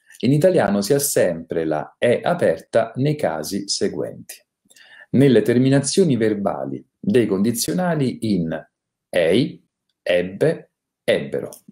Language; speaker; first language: Italian; native; Italian